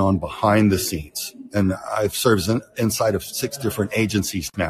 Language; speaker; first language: English; native; English